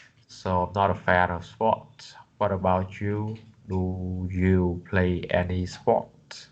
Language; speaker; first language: English; non-native, learner; Vietnamese